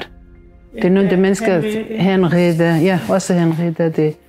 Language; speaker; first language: Danish; non-native, learner; Turkish